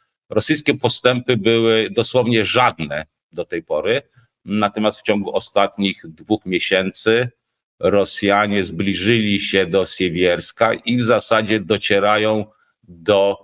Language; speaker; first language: Polish; native; Polish